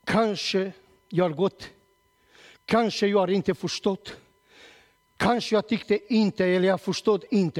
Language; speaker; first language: Swedish; non-native, learner; Romanian